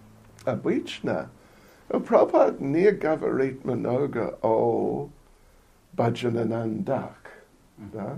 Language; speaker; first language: Russian; non-native, learner; English